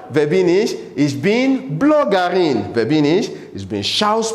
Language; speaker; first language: German; non-native, fluent; English